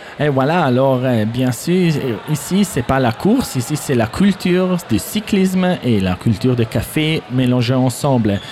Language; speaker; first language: French; non-native, fluent; German